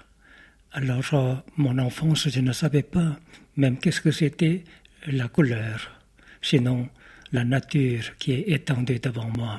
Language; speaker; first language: French; non-native, fluent; Korean